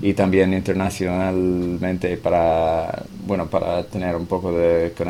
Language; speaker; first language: Spanish; non-native, fluent; English